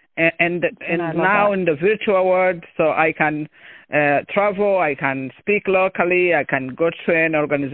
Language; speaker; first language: English; non-native, local second language; Kinyarwanda